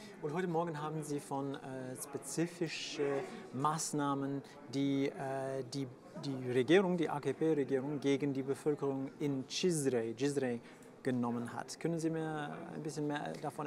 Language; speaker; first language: German; non-native, fluent; French